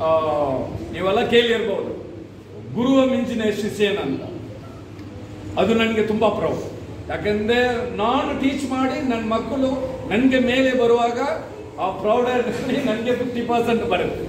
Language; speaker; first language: Kannada; non-native, local second language; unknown